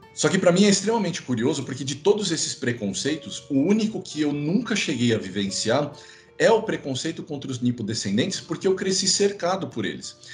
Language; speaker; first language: Portuguese; native; Portuguese